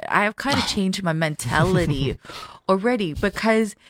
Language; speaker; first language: English; non-native, local second language; Cantonese